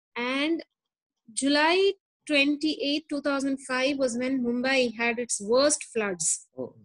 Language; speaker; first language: English; non-native, local second language; Hindi